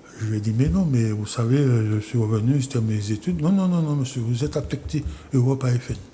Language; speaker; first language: French; non-native, local second language; Guadeloupean Creole French